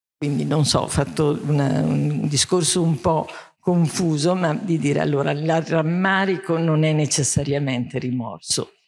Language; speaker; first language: Italian; native; Italian